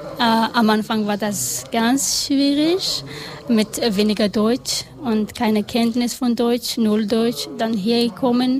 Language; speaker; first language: German; non-native, learner; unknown